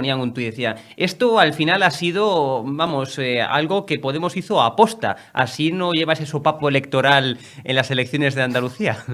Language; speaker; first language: Spanish; native; Spanish